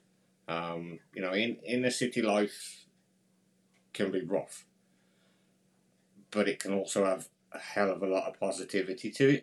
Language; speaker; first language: English; native; English